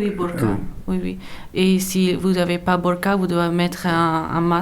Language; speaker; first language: French; non-native, learner; Persian